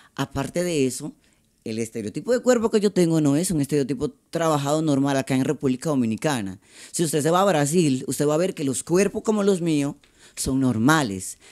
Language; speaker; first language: Spanish; native; Spanish